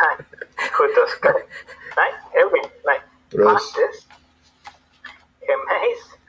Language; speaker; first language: Greek; non-native, learner; Spanish